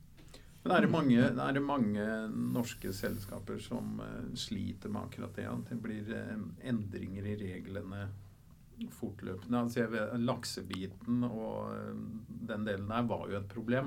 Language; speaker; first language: Norwegian; native; Norwegian